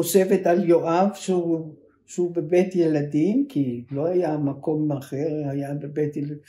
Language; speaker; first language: Hebrew; early bilingual, other home language; German